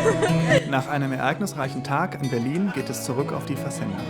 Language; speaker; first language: German; native; German